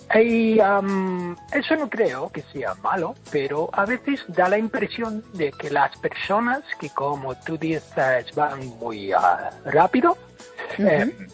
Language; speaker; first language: Spanish; non-native, fluent; English